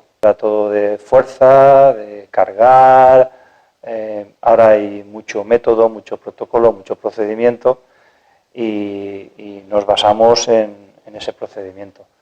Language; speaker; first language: Spanish; native; Spanish